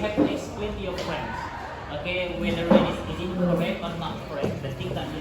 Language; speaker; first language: English; non-native, fluent; Indonesian